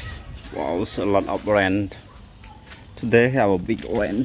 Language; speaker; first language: English; non-native, learner; Vietnamese